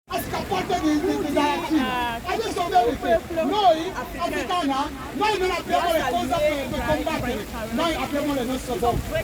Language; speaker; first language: Italian; non-native, learner; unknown